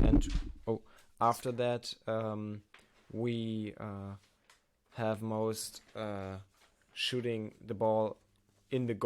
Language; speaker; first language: English; non-native, learner; German